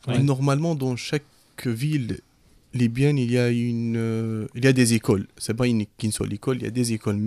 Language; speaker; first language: French; non-native, fluent; Arabic